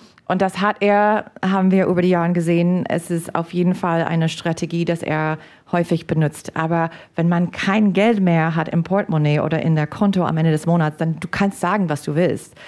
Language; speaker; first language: German; non-native, fluent; English